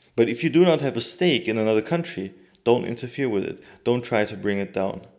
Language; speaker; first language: English; non-native, fluent; Turkish